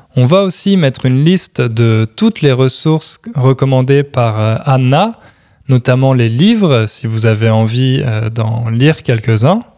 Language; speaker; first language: French; native; French